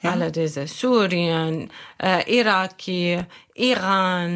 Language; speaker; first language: German; non-native, learner; Arabic